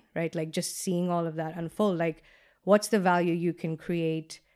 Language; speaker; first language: English; non-native, local second language; Gujarati